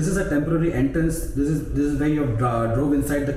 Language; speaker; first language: English; non-native, local second language; Hindi